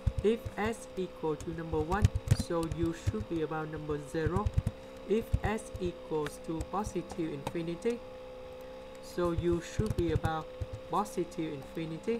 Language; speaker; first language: English; non-native, learner; Vietnamese